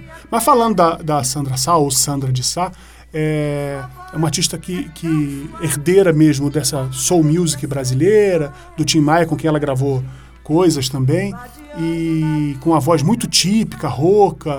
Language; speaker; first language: Portuguese; native; Portuguese